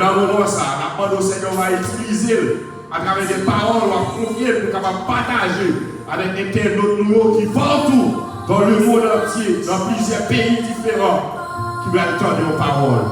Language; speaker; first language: French; non-native, local second language; Haitian Creole